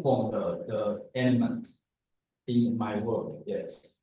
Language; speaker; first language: English; non-native, learner; Chinese